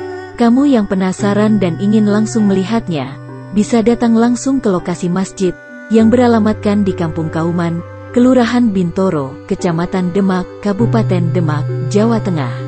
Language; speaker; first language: Indonesian; native; Indonesian